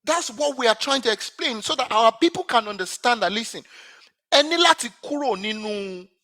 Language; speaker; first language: English; non-native, local second language; Yoruba